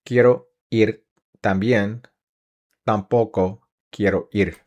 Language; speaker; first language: Spanish; non-native, learner; English